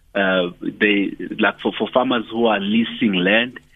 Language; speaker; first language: English; non-native, local second language; Zulu